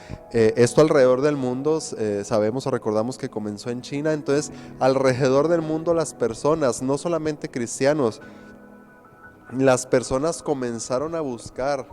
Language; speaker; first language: Spanish; native; Spanish